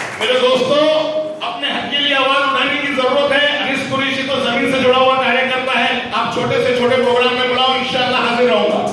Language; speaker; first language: Hindi; native; Hindi